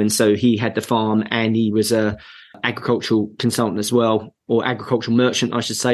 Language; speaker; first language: English; native; English